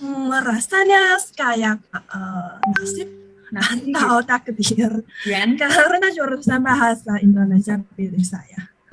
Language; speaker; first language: Indonesian; non-native, learner; Chinese